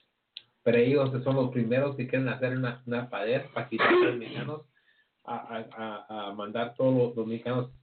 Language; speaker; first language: Spanish; early bilingual, heritage; Spanish